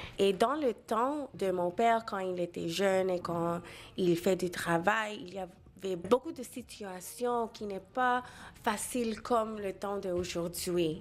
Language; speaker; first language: French; non-native, local second language; Bangla